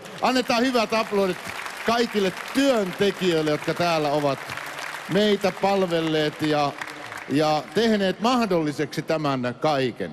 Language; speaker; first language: Finnish; native; Finnish